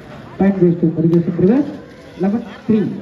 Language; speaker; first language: English; non-native, local second language; Tamil